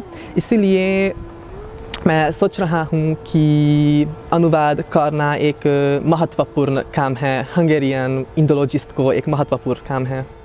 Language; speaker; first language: Hindi; non-native, fluent; Hungarian